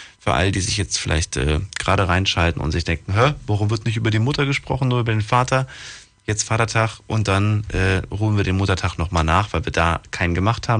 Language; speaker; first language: German; native; German